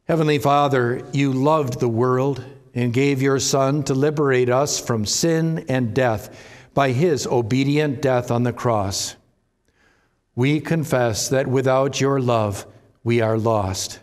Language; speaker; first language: English; native; English